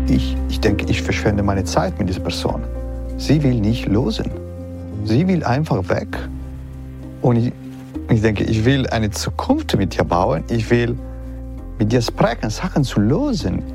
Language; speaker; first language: German; non-native, fluent; Italian